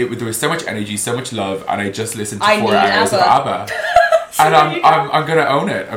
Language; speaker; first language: English; native; English